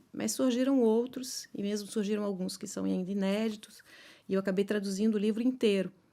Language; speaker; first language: Portuguese; native; Portuguese